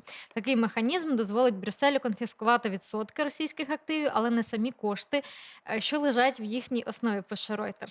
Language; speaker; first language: Ukrainian; native; Ukrainian